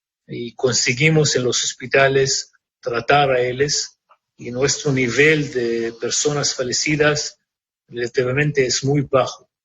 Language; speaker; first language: Spanish; non-native, fluent; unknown